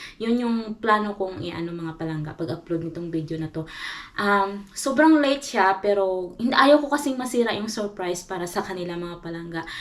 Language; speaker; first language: Filipino; non-native, local second language; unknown